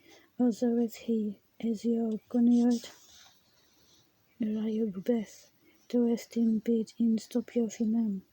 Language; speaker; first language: Welsh; non-native, learner; English